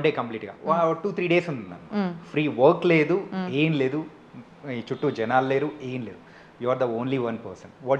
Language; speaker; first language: Telugu; native; Telugu